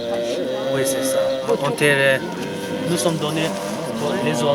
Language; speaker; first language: French; non-native, learner; Tibetan